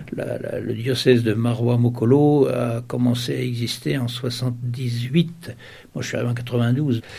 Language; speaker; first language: French; native; French